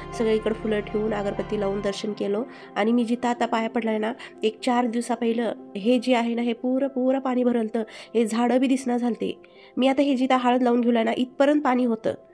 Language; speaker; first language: Marathi; early bilingual, heritage; Marathi